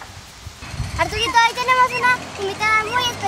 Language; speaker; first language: Spanish; native; Spanish